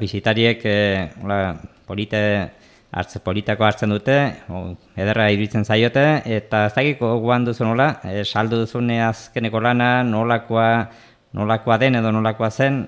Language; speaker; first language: Basque; native; Basque